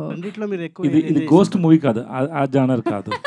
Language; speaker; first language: Telugu; non-native, learner; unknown